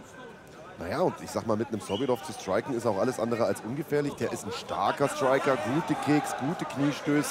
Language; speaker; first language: German; native; German